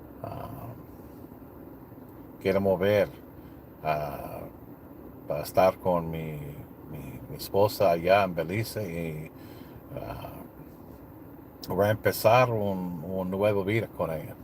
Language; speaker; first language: Spanish; non-native, learner; English